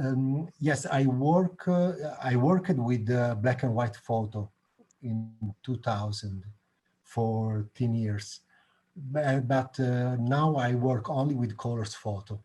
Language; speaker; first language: English; non-native, learner; Italian